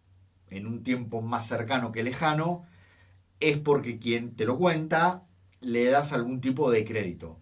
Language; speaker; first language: Spanish; native; Spanish